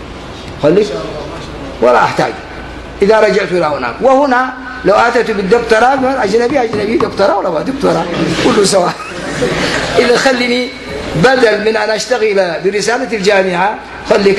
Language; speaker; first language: Arabic; non-native, fluent; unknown